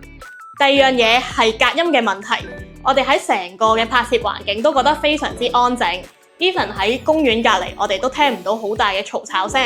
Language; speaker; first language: Cantonese; native; Cantonese